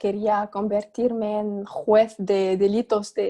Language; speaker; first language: Spanish; non-native, fluent; Arabic